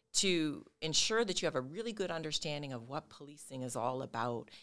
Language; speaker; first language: English; native; English